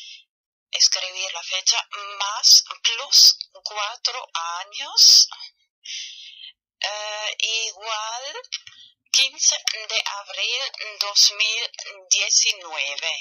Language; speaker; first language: Spanish; non-native, fluent; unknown